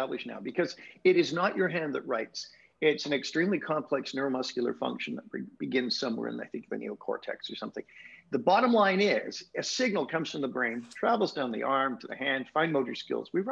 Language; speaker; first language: English; native; English